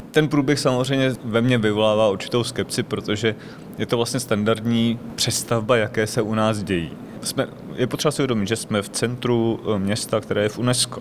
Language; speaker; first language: Czech; native; Czech